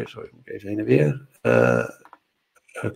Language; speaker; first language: Dutch; native; Dutch